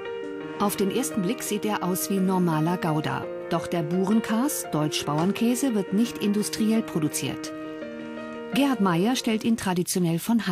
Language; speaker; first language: German; native; German